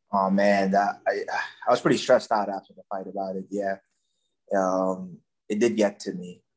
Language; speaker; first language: English; non-native, fluent; Dutch